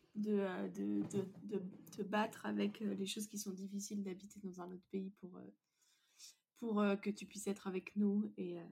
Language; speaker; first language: French; native; French